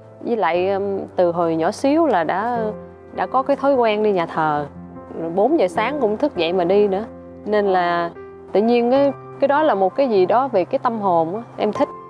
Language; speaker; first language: Vietnamese; native; Vietnamese